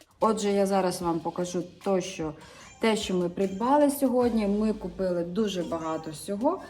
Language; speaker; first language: Ukrainian; non-native, local second language; Russian